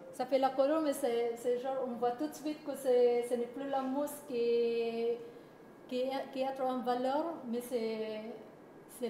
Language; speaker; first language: French; non-native, learner; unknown